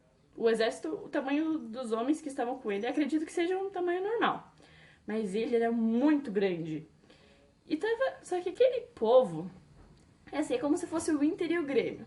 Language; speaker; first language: Portuguese; native; Portuguese